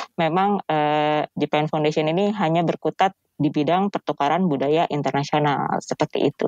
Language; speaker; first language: Indonesian; native; Indonesian